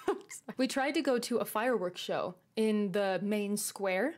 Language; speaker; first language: English; native; English